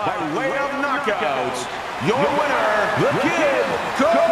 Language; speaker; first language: English; native; English